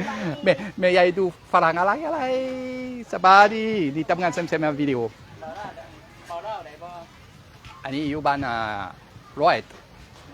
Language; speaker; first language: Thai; non-native, learner; French